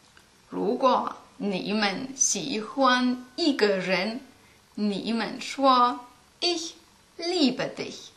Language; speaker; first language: Chinese; non-native, learner; German